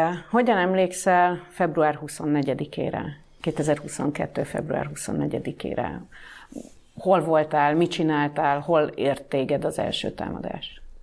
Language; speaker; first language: Hungarian; native; Hungarian